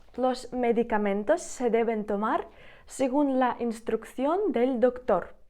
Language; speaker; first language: Spanish; non-native, fluent; Ukrainian